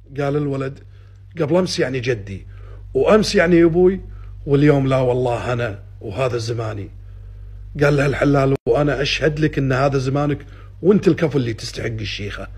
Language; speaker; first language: Arabic; native; Arabic